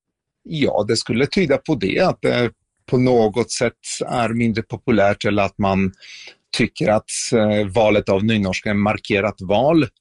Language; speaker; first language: Swedish; non-native, fluent; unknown